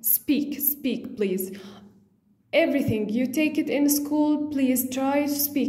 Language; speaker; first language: English; non-native, fluent; Arabic